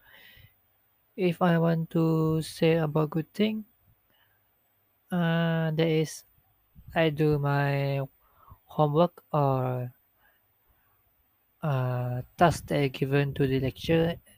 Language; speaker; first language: English; non-native, local second language; Malay